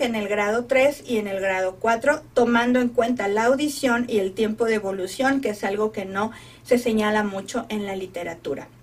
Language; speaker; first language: Spanish; native; Spanish